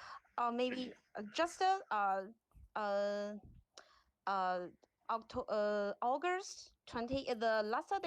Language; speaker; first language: English; non-native, learner; Chinese